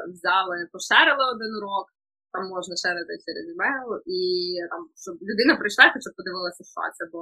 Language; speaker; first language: Ukrainian; native; Ukrainian